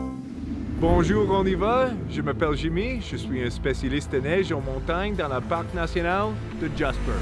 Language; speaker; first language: French; non-native, local second language; English